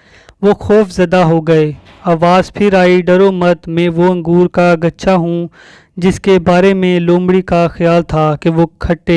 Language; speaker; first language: Urdu; native; Urdu